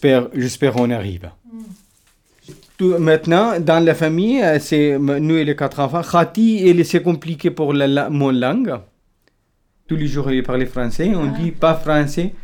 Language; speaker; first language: French; non-native, learner; Kurdish